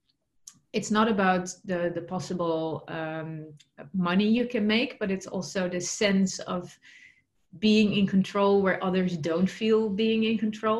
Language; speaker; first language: English; non-native, fluent; Dutch